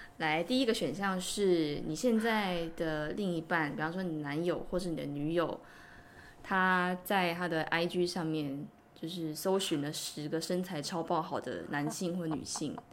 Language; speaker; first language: Chinese; native; Chinese